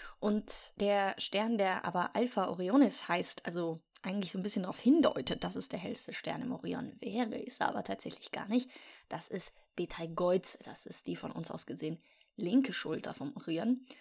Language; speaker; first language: German; native; German